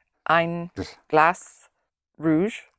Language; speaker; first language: German; non-native, learner; English